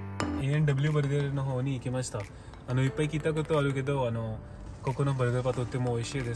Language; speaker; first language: Japanese; non-native, learner; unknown